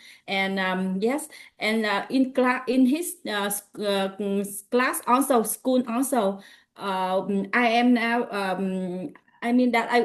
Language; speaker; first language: English; non-native, learner; Vietnamese